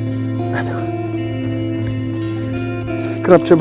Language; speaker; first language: Macedonian; native; Macedonian